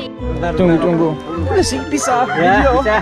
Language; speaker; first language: Indonesian; non-native, learner; English